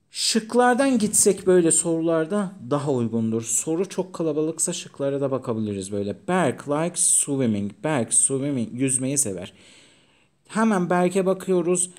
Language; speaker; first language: Turkish; non-native, fluent; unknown